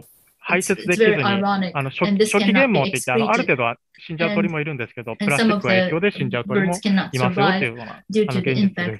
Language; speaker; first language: Japanese; native; Japanese